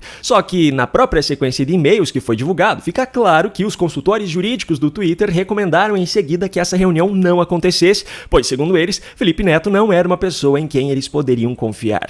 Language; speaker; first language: Portuguese; native; Portuguese